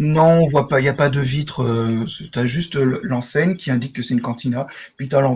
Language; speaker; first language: French; native; French